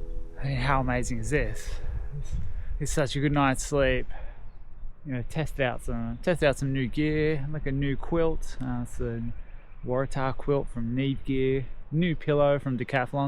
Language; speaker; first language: English; native; English